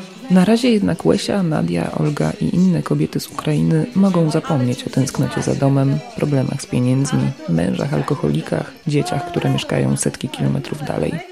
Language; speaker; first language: Polish; native; Polish